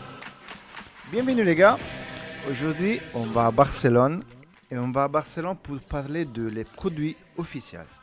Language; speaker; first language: French; non-native, learner; Italian